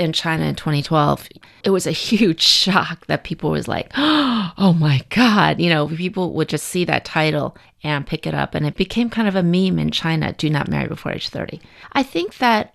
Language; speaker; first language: English; native; English